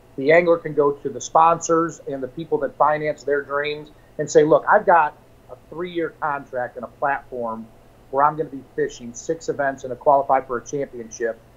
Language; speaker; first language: English; native; English